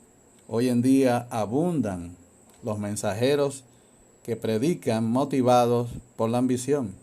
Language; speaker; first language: Spanish; native; Spanish